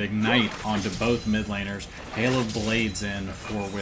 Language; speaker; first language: English; native; English